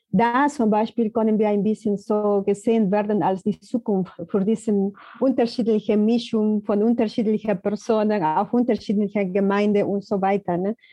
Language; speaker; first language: German; non-native, fluent; Spanish